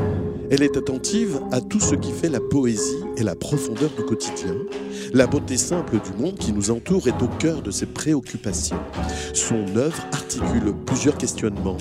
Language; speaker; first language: French; native; French